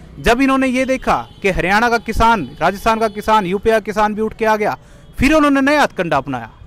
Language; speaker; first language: Hindi; native; Hindi